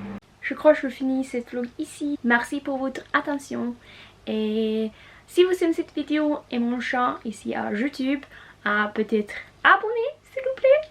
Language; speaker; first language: French; non-native, learner; Norwegian